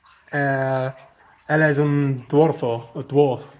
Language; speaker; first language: Spanish; non-native, learner; English